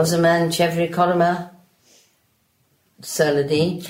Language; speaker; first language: Turkish; non-native, learner; English